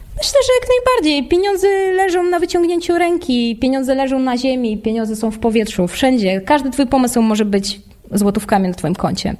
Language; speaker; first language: Polish; non-native, fluent; Russian